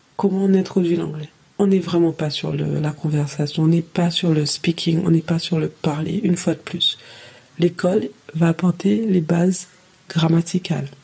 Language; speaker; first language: French; native; French